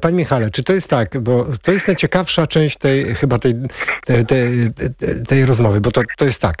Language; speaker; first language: Polish; native; Polish